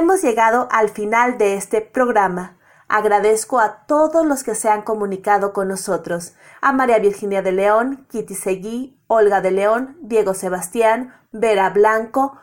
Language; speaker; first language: Spanish; native; Spanish